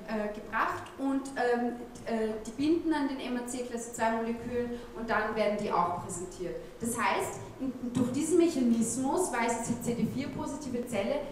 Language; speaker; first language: German; native; German